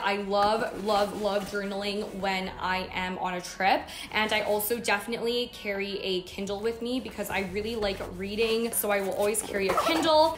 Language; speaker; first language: English; native; English